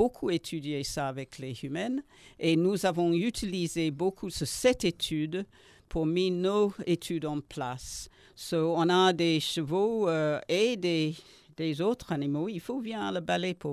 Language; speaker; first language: French; non-native, learner; English